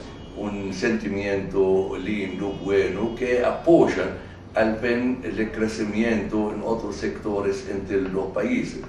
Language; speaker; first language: Spanish; non-native, fluent; Arabic